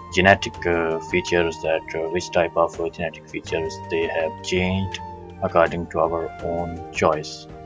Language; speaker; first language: English; non-native, local second language; Punjabi